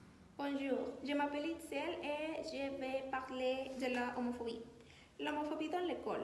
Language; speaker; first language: French; non-native, learner; Spanish